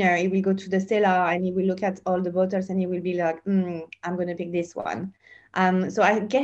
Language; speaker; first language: English; non-native, fluent; French